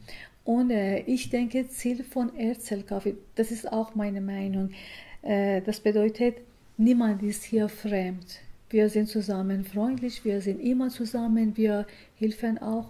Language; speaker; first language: German; non-native, learner; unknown